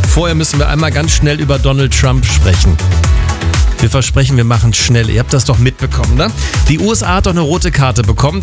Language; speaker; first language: German; native; German